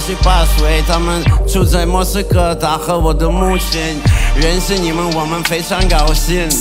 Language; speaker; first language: Chinese; non-native, learner; Russian